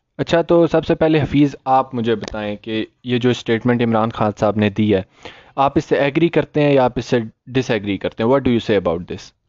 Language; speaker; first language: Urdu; native; Urdu